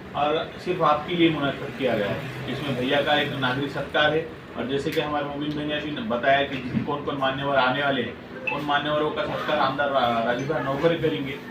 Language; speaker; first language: Hindi; non-native, local second language; Urdu